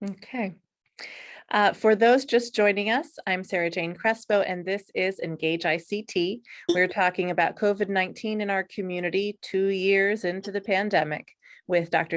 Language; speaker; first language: English; native; English